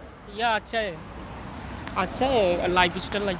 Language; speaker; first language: Hindi; non-native, learner; Bangla